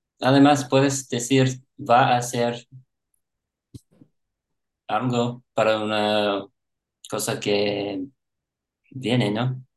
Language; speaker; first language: Spanish; non-native, learner; English